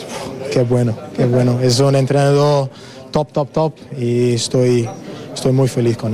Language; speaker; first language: Spanish; non-native, learner; English